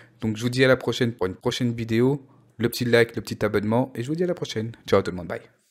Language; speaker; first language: French; native; French